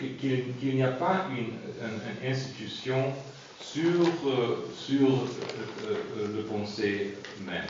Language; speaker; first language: French; non-native, fluent; German